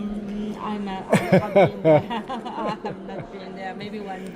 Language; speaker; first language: English; non-native, learner; Italian